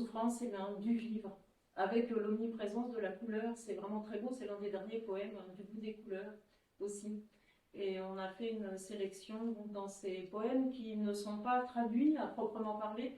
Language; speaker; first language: French; native; French